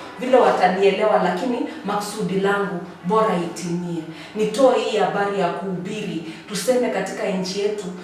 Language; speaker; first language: Swahili; non-native, local second language; Kalenjin